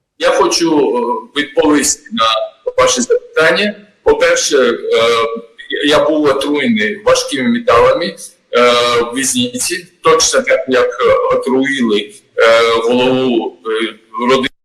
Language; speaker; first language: Ukrainian; non-native, learner; Georgian